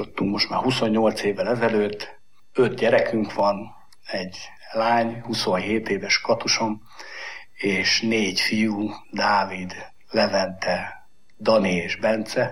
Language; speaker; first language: Hungarian; native; Hungarian